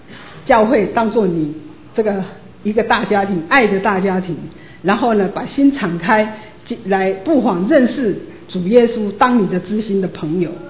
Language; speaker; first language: Chinese; native; Chinese